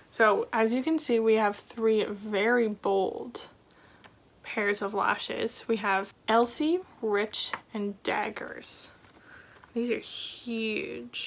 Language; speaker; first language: English; native; English